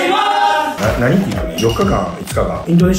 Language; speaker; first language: Japanese; native; Japanese